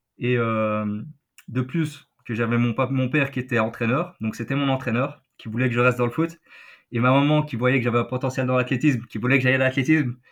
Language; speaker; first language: French; native; French